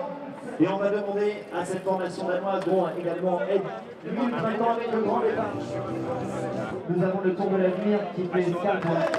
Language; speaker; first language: French; native; French